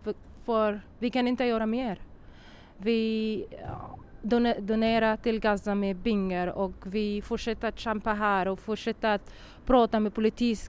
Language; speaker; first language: Swedish; non-native, learner; Arabic